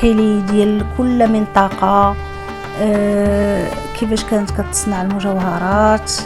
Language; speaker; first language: Arabic; native; Arabic